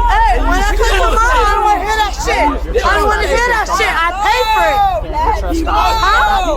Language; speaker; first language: English; native; English